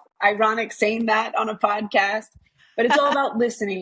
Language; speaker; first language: English; native; English